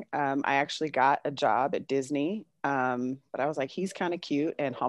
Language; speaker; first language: English; native; English